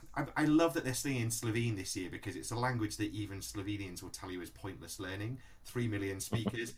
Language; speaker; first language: English; native; English